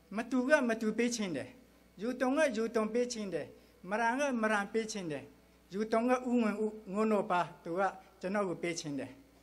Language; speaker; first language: Burmese; non-native, local second language; Hakha Chin